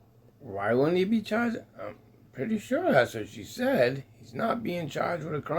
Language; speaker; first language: English; native; English